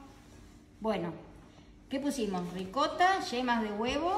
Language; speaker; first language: Spanish; native; Spanish